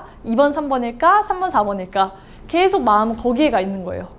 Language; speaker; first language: Korean; native; Korean